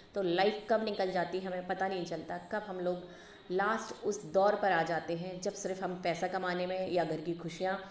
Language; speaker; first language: Hindi; native; Hindi